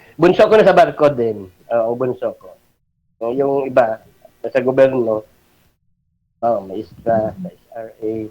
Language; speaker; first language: Filipino; non-native, local second language; Hiligaynon